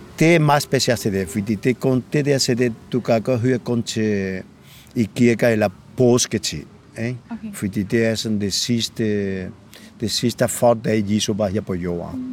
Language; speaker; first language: Danish; non-native, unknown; Spanish